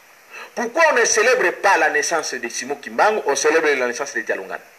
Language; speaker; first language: French; non-native, local second language; Lingala